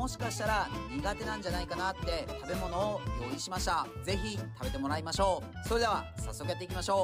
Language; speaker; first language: Japanese; native; Japanese